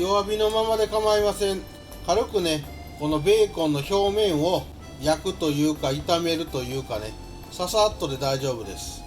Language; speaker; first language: Japanese; native; Japanese